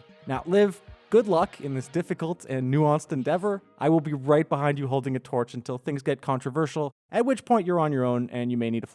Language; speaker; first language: English; native; English